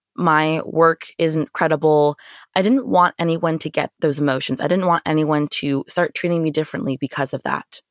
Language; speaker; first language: English; native; English